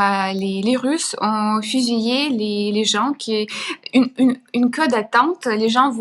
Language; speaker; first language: French; non-native, fluent; Ukrainian